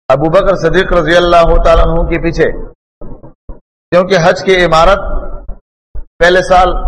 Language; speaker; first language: Urdu; non-native, local second language; Pashto